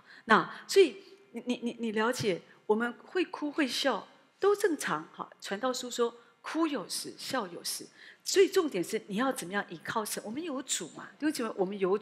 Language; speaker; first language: Chinese; native; Chinese